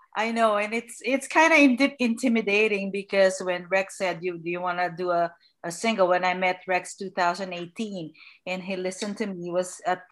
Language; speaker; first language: English; non-native, local second language; Filipino